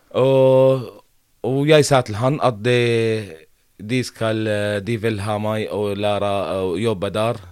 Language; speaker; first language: Norwegian; non-native, learner; Arabic